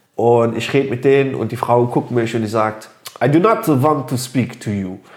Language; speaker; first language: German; non-native, local second language; English